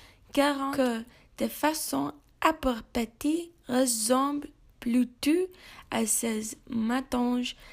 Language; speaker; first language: French; non-native, learner; English